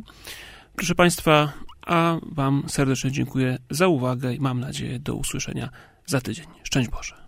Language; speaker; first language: Polish; native; Polish